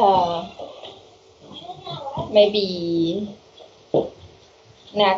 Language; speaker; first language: English; non-native, learner; Chinese